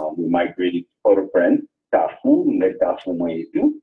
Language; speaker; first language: English; non-native, fluent; Haitian Creole